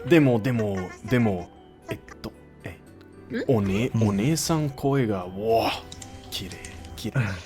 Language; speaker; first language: Japanese; non-native, learner; English